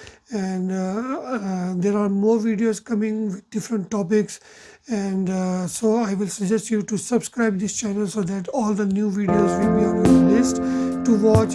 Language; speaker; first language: English; non-native, local second language; Urdu